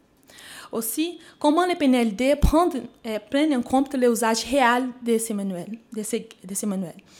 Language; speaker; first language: French; non-native, fluent; Portuguese